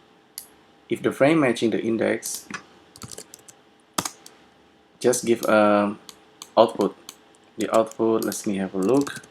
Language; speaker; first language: English; non-native, fluent; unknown